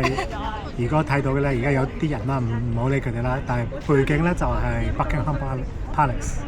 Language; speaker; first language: Cantonese; early bilingual, heritage; Cantonese